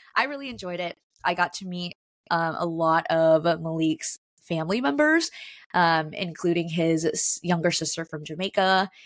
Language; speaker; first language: English; native; English